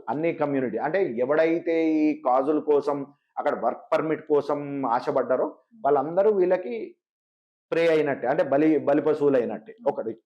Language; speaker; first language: Telugu; native; Telugu